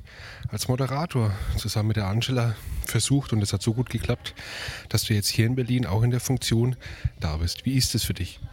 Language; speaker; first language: German; native; German